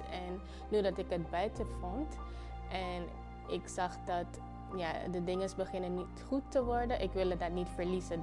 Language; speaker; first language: Dutch; non-native, fluent; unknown